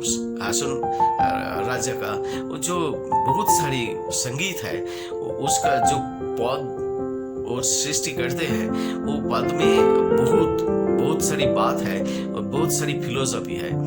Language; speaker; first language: Hindi; non-native, local second language; Bangla